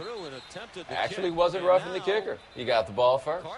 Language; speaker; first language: English; native; English